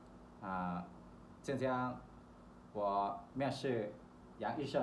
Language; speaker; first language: Chinese; non-native, learner; Thai